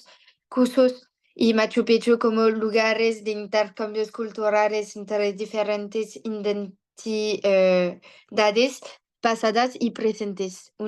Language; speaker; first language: Spanish; non-native, learner; French